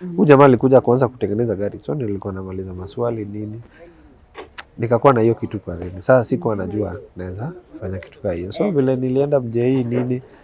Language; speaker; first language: Swahili; non-native, local second language; Luo (Kenya and Tanzania)